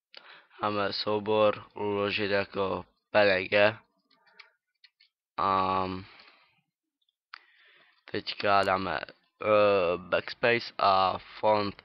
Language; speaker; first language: Czech; native; Czech